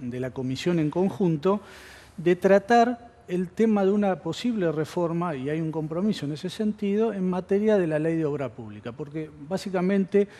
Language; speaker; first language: Spanish; native; Spanish